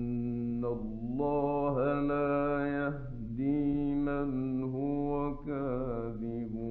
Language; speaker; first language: Arabic; native; Arabic